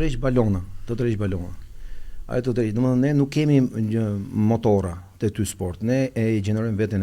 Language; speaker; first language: Albanian; native; Albanian